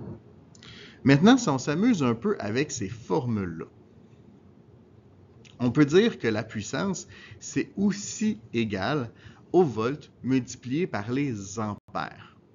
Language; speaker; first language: French; native; French